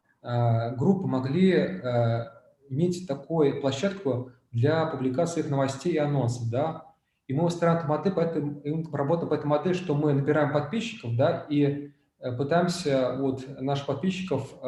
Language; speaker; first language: Russian; native; Russian